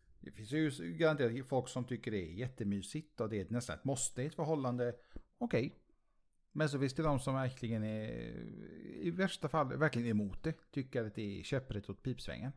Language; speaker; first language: Swedish; native; Swedish